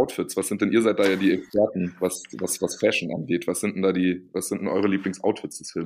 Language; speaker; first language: German; native; German